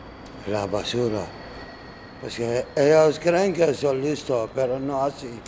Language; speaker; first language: Spanish; non-native, learner; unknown